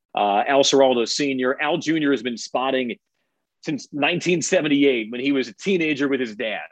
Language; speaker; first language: English; native; English